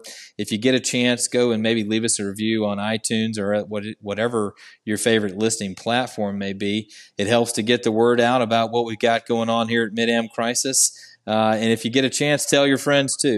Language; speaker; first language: English; native; English